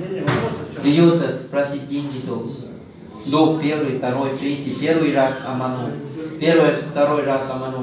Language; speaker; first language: Russian; non-native, learner; Thai